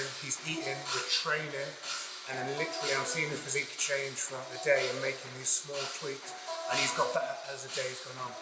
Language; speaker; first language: English; native; English